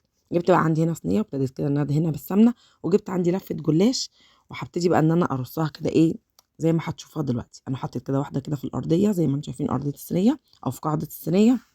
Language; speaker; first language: Arabic; native; Arabic